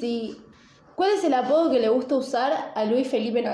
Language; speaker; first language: Spanish; native; Spanish